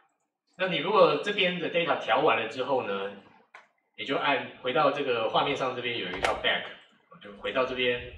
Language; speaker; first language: Chinese; native; Chinese